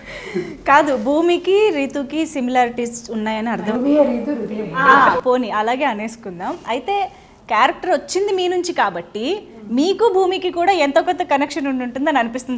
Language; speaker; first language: Telugu; native; Telugu